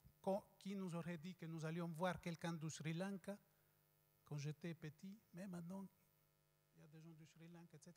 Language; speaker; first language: French; non-native, fluent; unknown